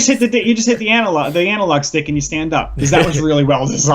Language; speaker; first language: English; native; English